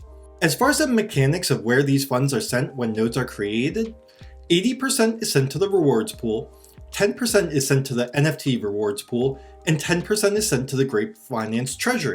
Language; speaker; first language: English; native; English